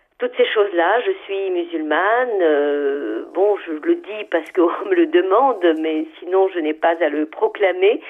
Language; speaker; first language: French; non-native, local second language; Arabic